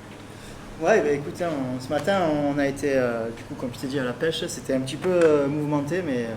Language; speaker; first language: French; native; French